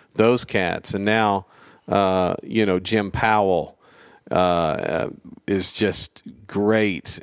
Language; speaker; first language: English; native; English